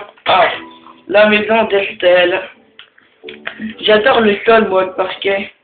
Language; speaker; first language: French; native; French